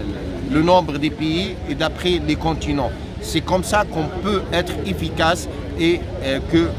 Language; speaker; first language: French; non-native, local second language; Arabic